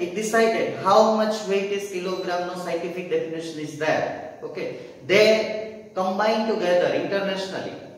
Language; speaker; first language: English; non-native, local second language; Hindi